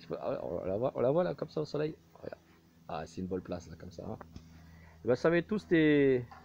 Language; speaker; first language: French; native; French